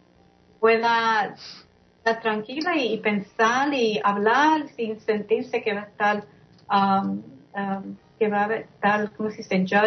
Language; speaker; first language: Spanish; early bilingual, heritage; English